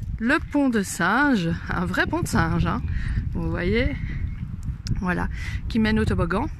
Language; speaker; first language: French; native; French